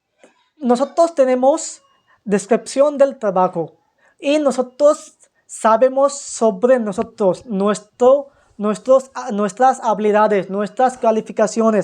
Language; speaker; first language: Spanish; non-native, fluent; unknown